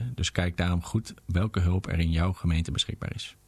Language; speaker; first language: Dutch; native; Dutch